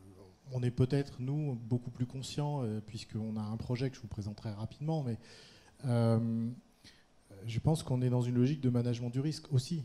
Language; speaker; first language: French; native; French